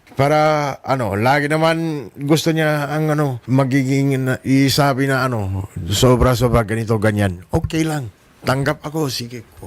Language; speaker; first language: Filipino; non-native, learner; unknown